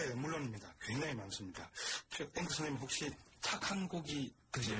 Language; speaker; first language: Korean; native; Korean